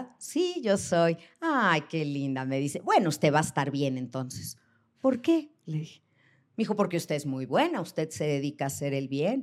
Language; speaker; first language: Spanish; native; Spanish